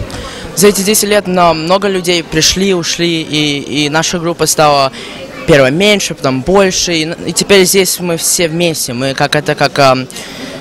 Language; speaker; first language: Russian; early bilingual, heritage; Russian